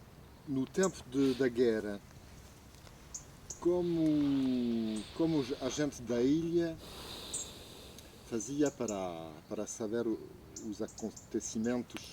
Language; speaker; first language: Portuguese; non-native, fluent; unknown